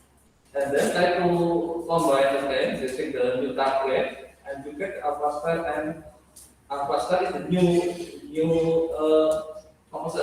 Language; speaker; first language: English; non-native, learner; Indonesian